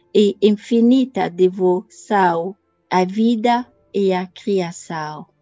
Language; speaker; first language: Portuguese; non-native, learner; French